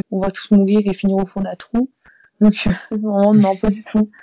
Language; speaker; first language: French; native; French